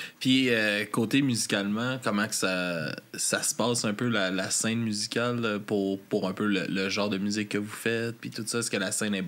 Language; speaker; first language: French; native; French